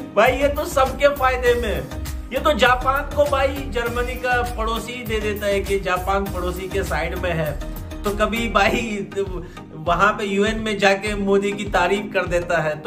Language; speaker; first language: Hindi; native; Hindi